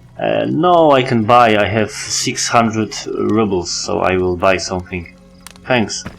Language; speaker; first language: English; non-native, learner; Polish